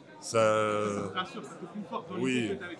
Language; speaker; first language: French; native; French